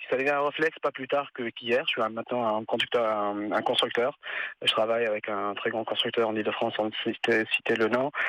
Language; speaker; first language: French; non-native, local second language; Arabic